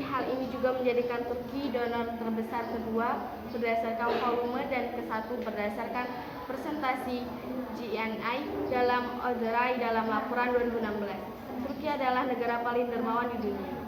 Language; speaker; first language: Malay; non-native, local second language; Madurese